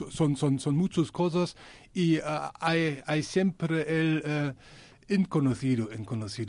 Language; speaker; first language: Spanish; non-native, learner; German